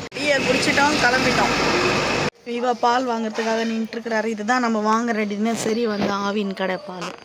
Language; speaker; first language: Tamil; native; Tamil